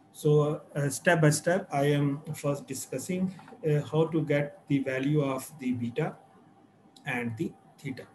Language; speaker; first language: English; non-native, local second language; Urdu